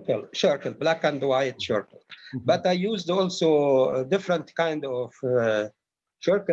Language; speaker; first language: English; non-native, learner; Arabic